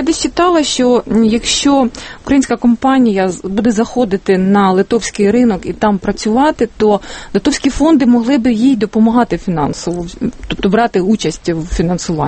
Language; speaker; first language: Ukrainian; native; Ukrainian